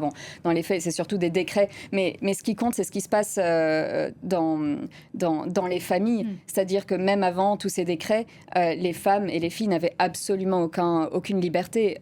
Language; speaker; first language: French; native; French